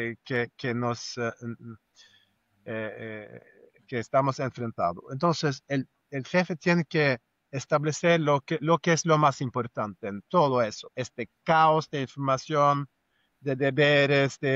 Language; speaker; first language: Spanish; non-native, fluent; Norwegian